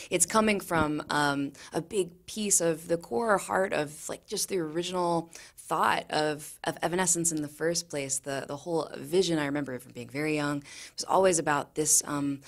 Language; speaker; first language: English; native; English